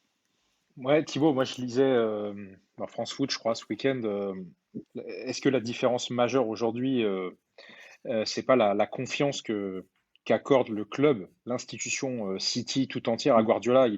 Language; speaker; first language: French; native; French